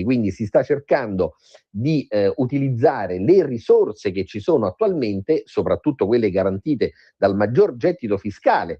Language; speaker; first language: Italian; native; Italian